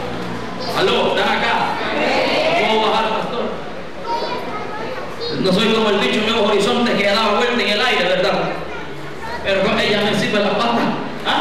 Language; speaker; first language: Spanish; native; Spanish